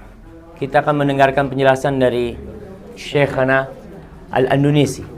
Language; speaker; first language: Indonesian; native; Indonesian